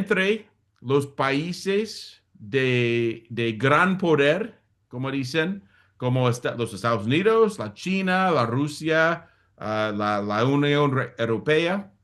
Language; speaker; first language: Spanish; non-native, fluent; English